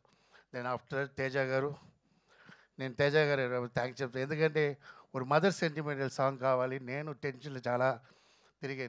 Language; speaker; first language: Telugu; non-native, fluent; Tamil